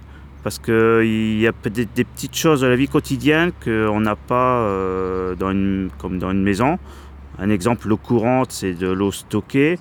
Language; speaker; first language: French; native; French